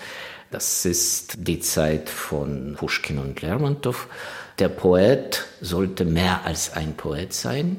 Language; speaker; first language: German; non-native, fluent; Ukrainian